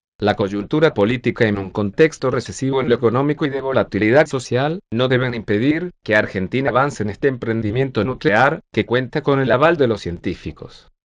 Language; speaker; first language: Spanish; native; Spanish